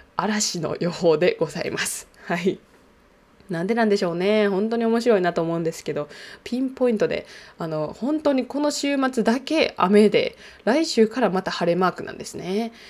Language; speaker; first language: Japanese; native; Japanese